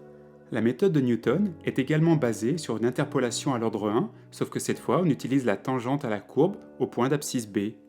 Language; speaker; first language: French; native; French